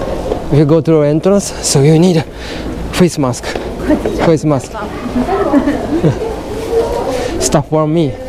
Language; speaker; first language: English; non-native, learner; Japanese